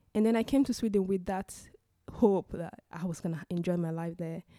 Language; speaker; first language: English; non-native, local second language; Igbo